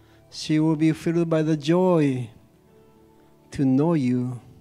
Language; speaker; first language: English; non-native, fluent; Japanese